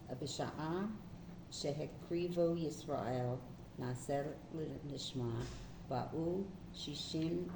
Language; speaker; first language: Hebrew; non-native, learner; English